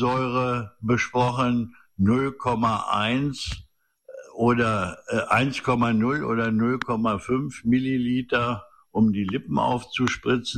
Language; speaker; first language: German; native; German